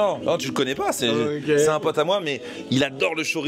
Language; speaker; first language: French; native; French